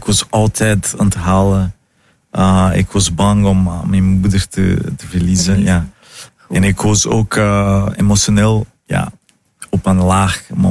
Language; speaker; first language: Dutch; non-native, fluent; Portuguese